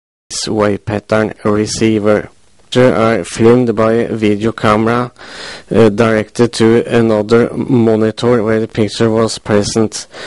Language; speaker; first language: English; non-native, fluent; Norwegian